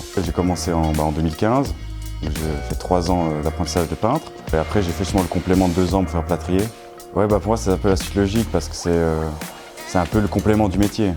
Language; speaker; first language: French; native; French